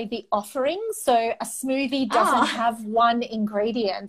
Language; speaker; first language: English; non-native, local second language; Greek